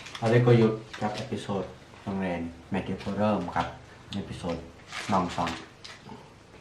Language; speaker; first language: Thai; early bilingual, heritage; Thai